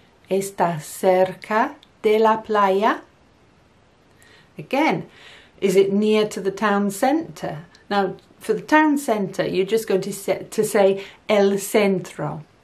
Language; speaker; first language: English; native; English